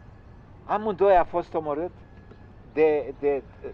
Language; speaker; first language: Romanian; non-native, local second language; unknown